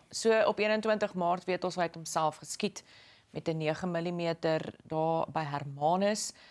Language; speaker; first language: Afrikaans; native; Afrikaans